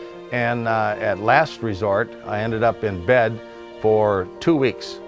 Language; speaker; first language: English; native; English